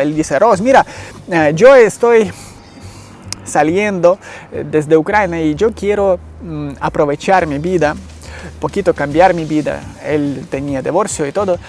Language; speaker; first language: Spanish; non-native, learner; Ukrainian